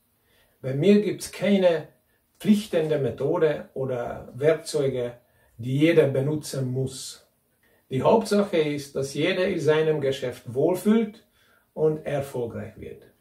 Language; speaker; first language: German; non-native, fluent; Hungarian